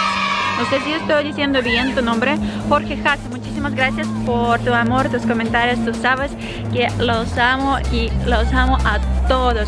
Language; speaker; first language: Spanish; non-native, fluent; Russian